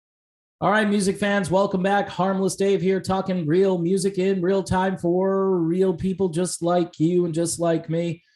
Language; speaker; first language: English; native; English